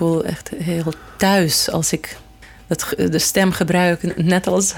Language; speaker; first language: Dutch; non-native, fluent; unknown